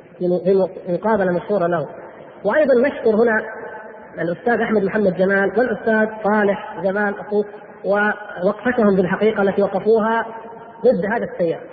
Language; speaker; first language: Arabic; native; Arabic